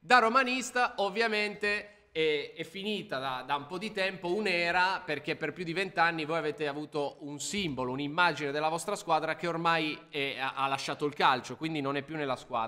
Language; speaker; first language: Italian; native; Italian